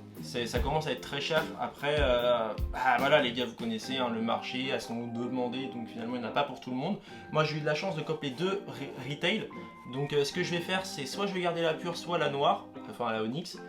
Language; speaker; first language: French; native; French